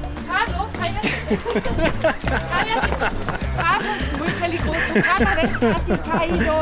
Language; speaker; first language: Spanish; non-native, learner; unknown